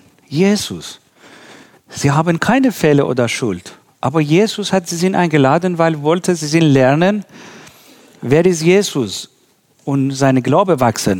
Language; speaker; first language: German; non-native, learner; Persian